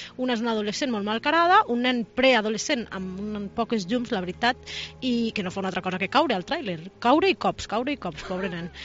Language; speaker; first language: Catalan; native; Catalan